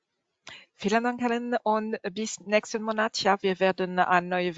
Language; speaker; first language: German; non-native, learner; French